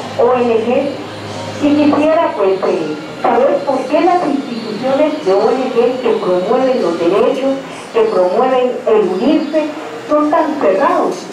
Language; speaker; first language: Spanish; native; Spanish